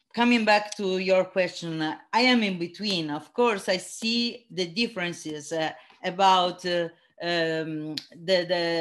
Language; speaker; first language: English; non-native, learner; Italian